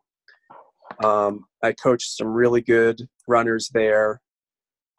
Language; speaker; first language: English; native; English